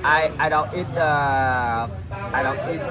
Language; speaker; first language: English; non-native, learner; Vietnamese